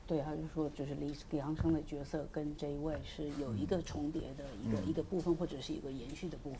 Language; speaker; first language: Chinese; native; Chinese